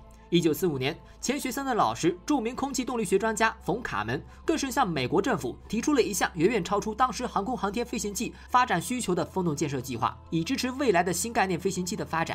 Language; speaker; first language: Chinese; native; Chinese